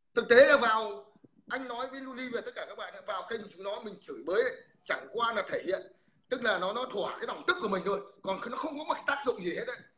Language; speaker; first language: Vietnamese; native; Vietnamese